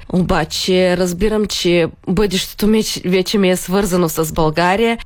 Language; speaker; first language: Bulgarian; early bilingual, heritage; Bulgarian